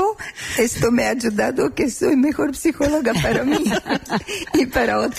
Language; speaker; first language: Spanish; non-native, fluent; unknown